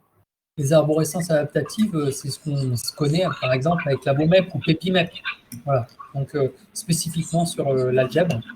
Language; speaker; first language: French; native; French